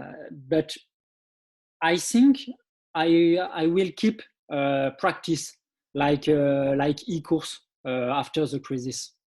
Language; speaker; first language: English; non-native, learner; French